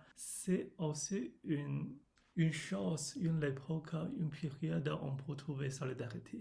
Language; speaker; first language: French; non-native, learner; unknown